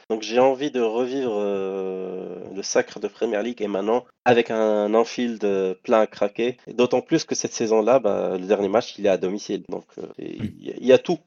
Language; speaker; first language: French; non-native, local second language; Arabic